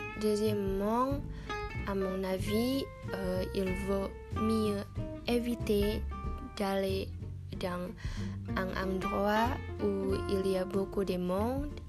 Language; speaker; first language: French; non-native, fluent; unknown